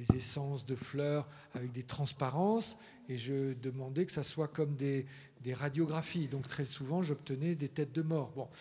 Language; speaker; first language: French; early bilingual, heritage; Spanish